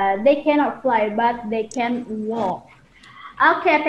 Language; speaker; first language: English; non-native, fluent; Indonesian